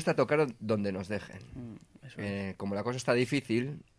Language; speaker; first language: Spanish; native; Spanish